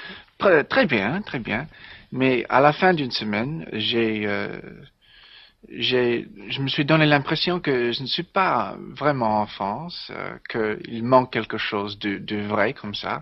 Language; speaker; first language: French; non-native, learner; English